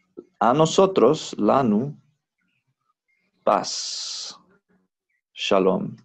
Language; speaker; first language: Spanish; non-native, fluent; English